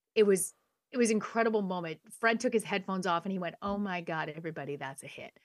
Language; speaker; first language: English; native; English